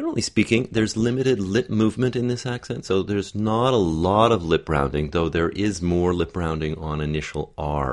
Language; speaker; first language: English; native; English